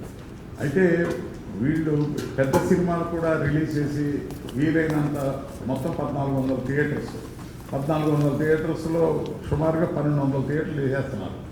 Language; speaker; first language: Telugu; native; Telugu